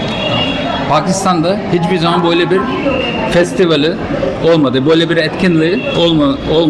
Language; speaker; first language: Turkish; non-native, fluent; Urdu